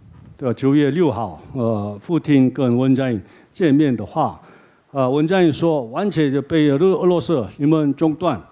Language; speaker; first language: Chinese; non-native, learner; Korean